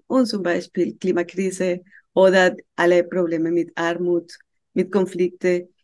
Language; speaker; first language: German; non-native, fluent; Spanish